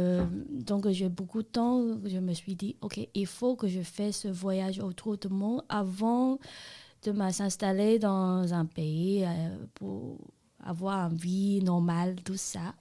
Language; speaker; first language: French; non-native, learner; Chinese